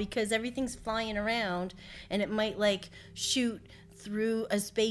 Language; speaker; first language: English; native; English